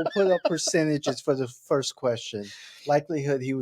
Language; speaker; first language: English; native; English